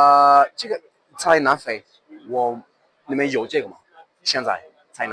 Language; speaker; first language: Chinese; non-native, learner; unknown